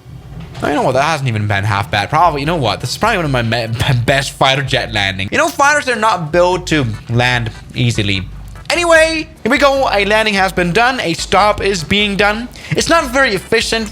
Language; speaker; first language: English; non-native, fluent; German